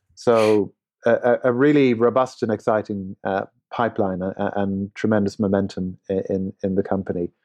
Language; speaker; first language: English; native; English